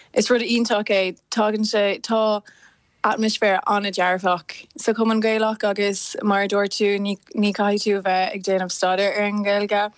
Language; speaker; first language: Irish; non-native, local second language; English